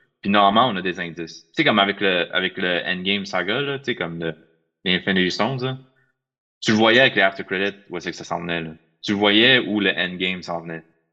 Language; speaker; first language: French; native; French